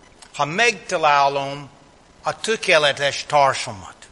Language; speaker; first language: Hungarian; non-native, fluent; English